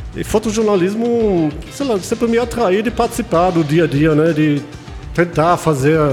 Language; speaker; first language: Portuguese; non-native, fluent; German